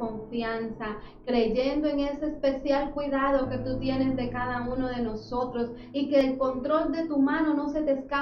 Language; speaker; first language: Spanish; native; Spanish